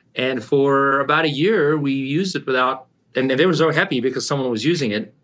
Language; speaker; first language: English; native; English